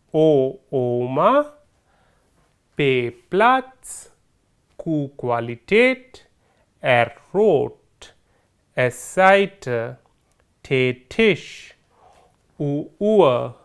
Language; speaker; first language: German; non-native, fluent; Hindi